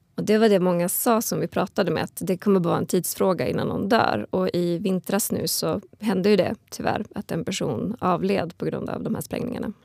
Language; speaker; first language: Swedish; native; Swedish